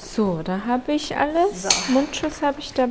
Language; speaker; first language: German; non-native, fluent; Chinese